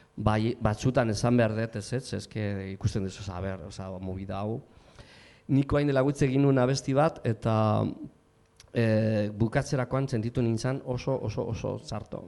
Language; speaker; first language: Basque; non-native, local second language; Spanish